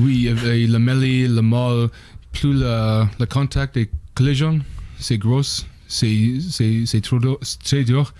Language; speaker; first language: French; non-native, learner; English